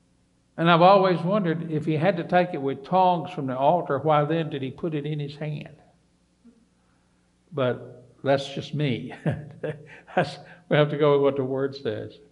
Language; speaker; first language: English; native; English